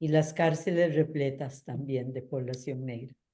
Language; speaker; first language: Spanish; native; Spanish